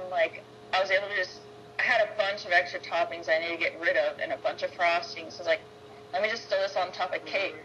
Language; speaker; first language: English; native; English